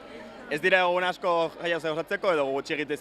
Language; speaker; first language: Basque; native; Basque